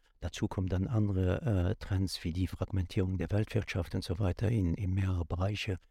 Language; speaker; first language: German; non-native, local second language; Luxembourgish